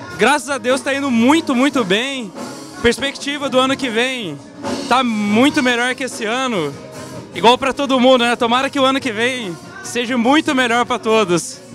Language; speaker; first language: Portuguese; native; Portuguese